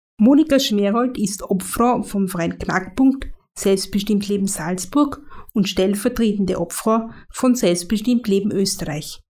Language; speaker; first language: German; native; German